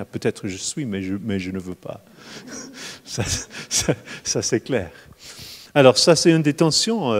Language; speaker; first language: French; non-native, fluent; English